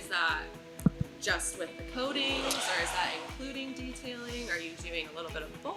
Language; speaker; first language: English; native; English